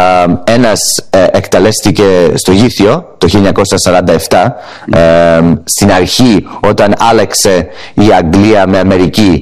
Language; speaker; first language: Greek; early bilingual, heritage; English